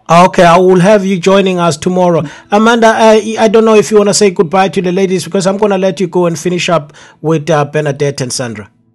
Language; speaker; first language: English; non-native, local second language; Zulu